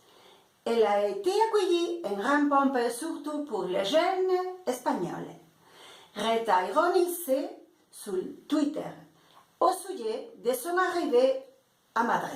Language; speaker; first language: French; non-native, fluent; Spanish